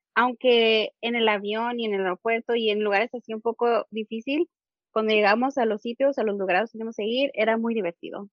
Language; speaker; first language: Spanish; early bilingual, heritage; Spanish